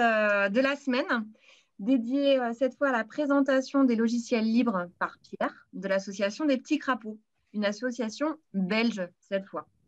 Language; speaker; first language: French; native; French